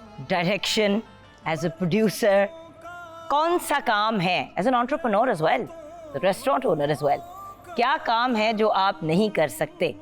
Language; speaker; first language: Urdu; native; Urdu